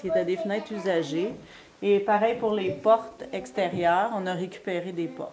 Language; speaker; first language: French; native; French